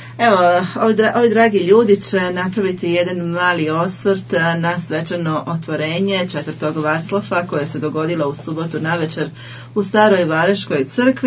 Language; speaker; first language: Serbian; native; Serbian